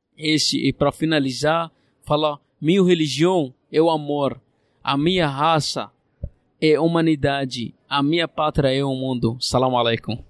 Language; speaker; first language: Portuguese; non-native, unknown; Arabic